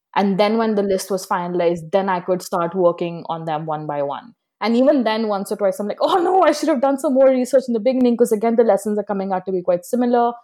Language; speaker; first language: English; non-native, local second language; Hindi